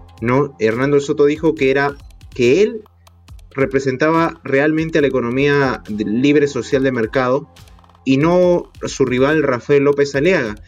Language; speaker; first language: Spanish; native; Spanish